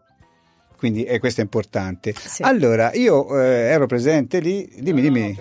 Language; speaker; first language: Italian; native; Italian